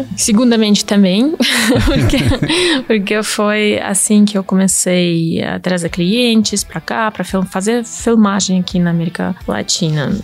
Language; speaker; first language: Portuguese; non-native, fluent; Russian